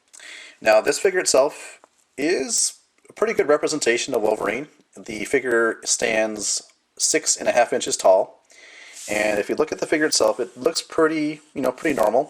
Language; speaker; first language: English; native; English